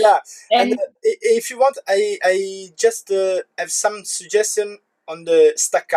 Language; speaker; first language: English; non-native, learner; Italian